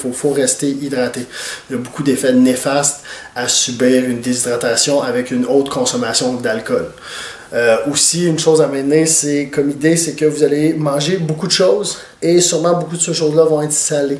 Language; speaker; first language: French; native; French